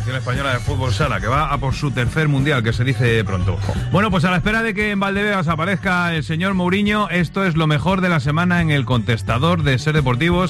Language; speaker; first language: Spanish; native; Spanish